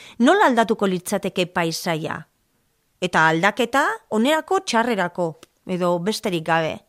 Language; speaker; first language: Basque; non-native, local second language; Spanish